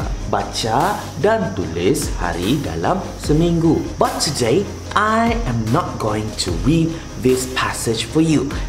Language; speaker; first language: English; non-native, local second language; Malay